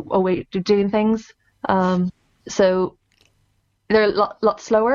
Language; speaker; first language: English; native; English